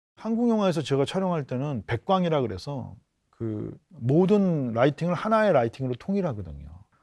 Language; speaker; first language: Korean; native; Korean